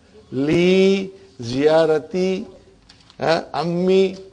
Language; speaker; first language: Arabic; non-native, fluent; English